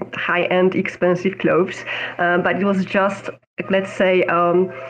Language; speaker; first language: English; non-native, fluent; Polish